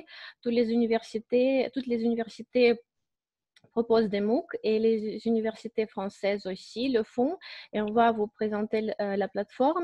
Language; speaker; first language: French; non-native, fluent; Russian